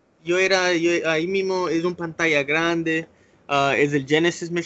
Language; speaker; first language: Spanish; early bilingual, heritage; English